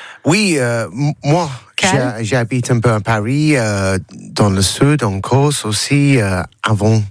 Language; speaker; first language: French; non-native, learner; English